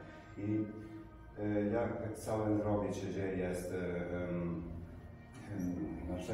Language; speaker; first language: Polish; non-native, learner; Italian